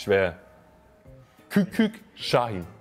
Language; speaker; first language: German; native; German